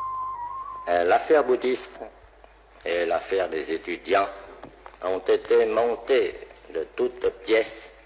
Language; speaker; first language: French; non-native, local second language; Vietnamese